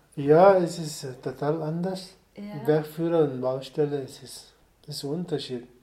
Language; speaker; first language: German; non-native, fluent; Nepali